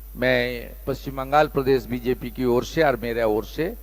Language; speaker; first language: Hindi; non-native, local second language; Bangla